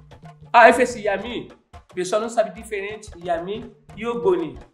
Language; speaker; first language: Portuguese; non-native, learner; Yoruba